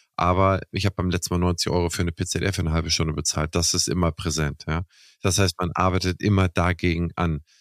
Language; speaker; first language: German; native; German